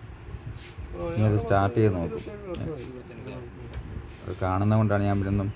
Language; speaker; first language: Malayalam; native; Malayalam